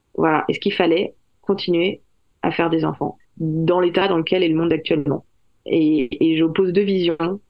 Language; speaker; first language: French; native; French